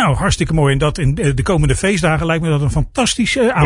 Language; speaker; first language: Dutch; native; Dutch